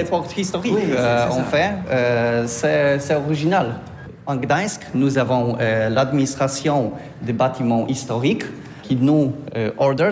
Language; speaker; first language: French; non-native, learner; Polish